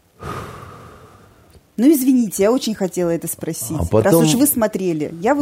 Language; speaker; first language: Russian; native; Russian